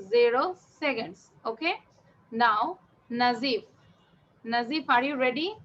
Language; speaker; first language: English; non-native, fluent; Bangla